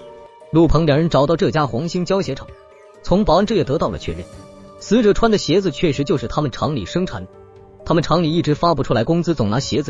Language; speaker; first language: Chinese; native; Chinese